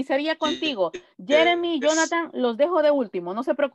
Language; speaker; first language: Spanish; native; Spanish